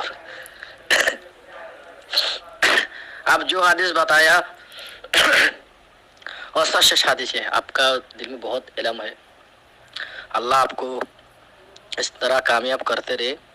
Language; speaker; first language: Hindi; non-native, learner; Rohingya